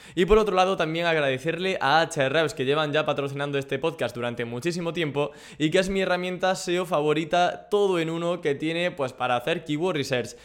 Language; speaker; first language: Spanish; native; Spanish